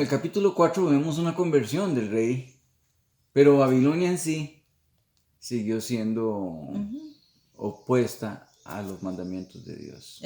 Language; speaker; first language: Spanish; native; Spanish